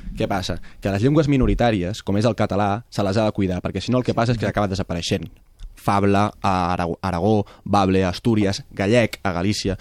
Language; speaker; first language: Catalan; native; Catalan